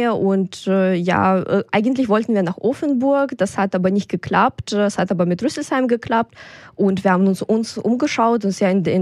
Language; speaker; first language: German; non-native, fluent; Russian